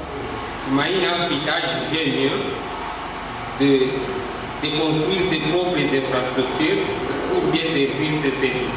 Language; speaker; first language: French; non-native, local second language; Swahili